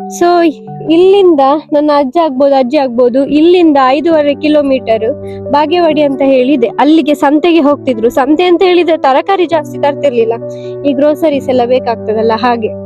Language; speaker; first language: Kannada; native; Kannada